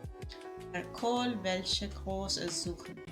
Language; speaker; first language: German; non-native, learner; English